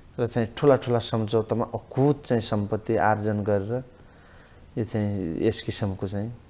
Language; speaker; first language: Nepali; native; Nepali